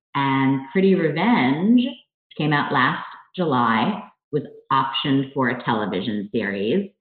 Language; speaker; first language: English; native; English